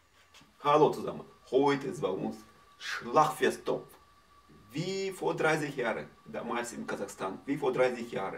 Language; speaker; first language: German; non-native, fluent; Russian